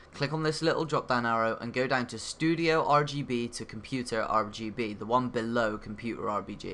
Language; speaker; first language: English; native; English